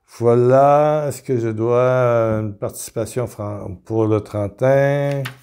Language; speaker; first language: French; native; French